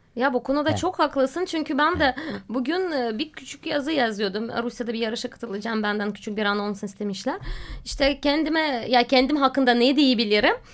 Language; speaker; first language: Turkish; non-native, fluent; Russian